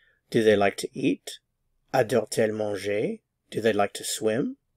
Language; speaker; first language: English; native; English